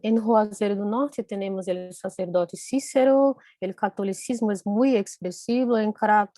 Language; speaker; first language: Spanish; non-native, fluent; Portuguese